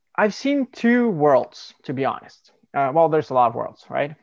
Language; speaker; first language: English; non-native, fluent; Spanish